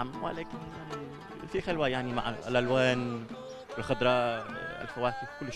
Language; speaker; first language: Arabic; non-native, learner; English